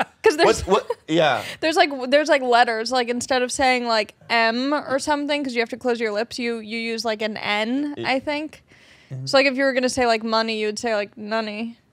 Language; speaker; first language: English; native; English